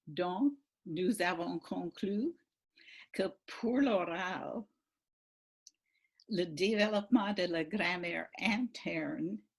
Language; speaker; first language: French; non-native, fluent; English